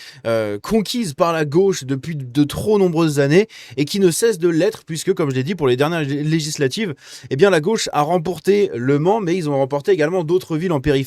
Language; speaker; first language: French; native; French